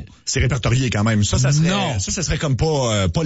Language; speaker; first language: French; native; French